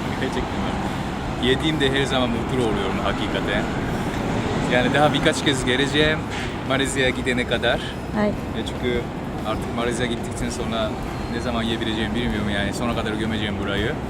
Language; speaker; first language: Turkish; non-native, fluent; Japanese